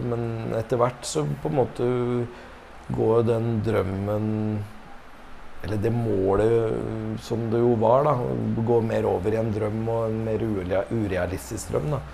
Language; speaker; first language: Norwegian; early bilingual, other home language; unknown